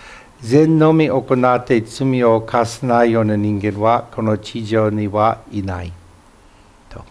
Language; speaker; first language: Japanese; non-native, fluent; English